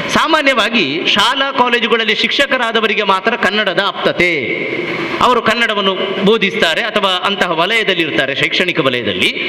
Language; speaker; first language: Kannada; non-native, local second language; Tulu